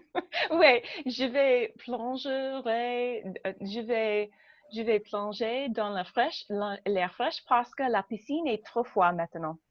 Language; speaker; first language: French; non-native, learner; English